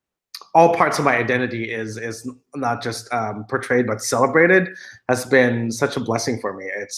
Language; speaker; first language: English; non-native, local second language; Filipino